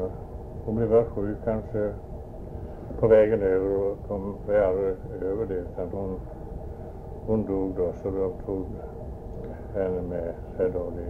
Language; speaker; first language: Swedish; early bilingual, heritage; Swedish